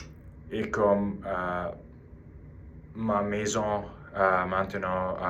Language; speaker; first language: French; non-native, learner; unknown